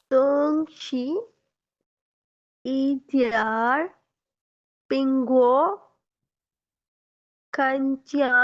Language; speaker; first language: Chinese; non-native, learner; Urdu